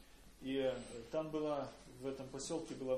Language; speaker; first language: Polish; non-native, learner; Russian